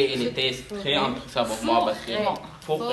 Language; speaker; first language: French; non-native, learner; Arabic